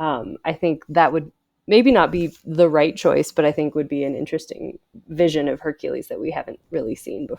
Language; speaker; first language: English; native; English